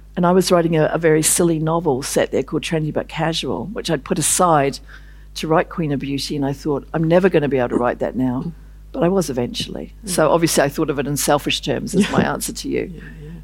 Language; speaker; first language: English; native; English